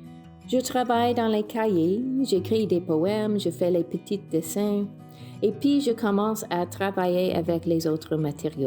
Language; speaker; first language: French; non-native, fluent; English